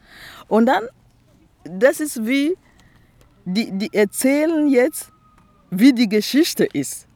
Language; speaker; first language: German; non-native, fluent; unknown